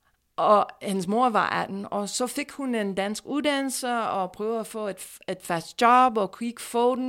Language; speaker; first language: Danish; non-native, fluent; English